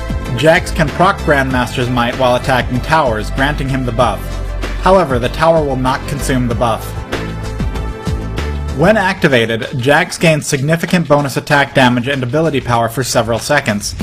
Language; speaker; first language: English; native; English